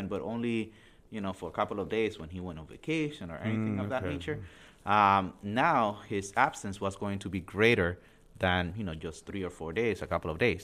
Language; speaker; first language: English; non-native, fluent; Spanish